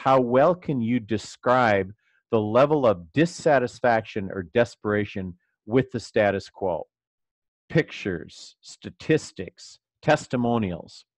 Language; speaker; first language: English; native; English